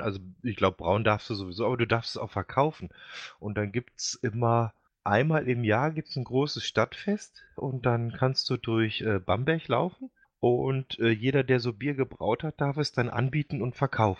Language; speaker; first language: German; native; German